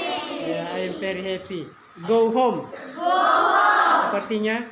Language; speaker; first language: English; non-native, learner; Indonesian